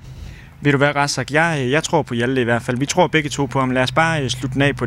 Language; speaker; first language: Danish; native; Danish